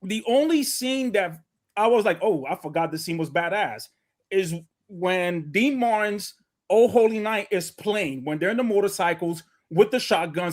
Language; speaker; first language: English; native; English